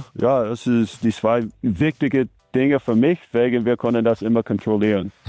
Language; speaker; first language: German; non-native, fluent; English